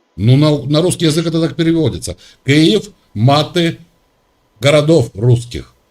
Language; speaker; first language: Russian; native; Russian